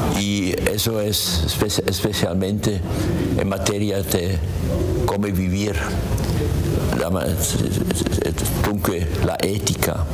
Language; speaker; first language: Spanish; non-native, learner; German